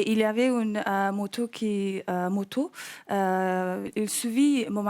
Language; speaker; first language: French; non-native, learner; English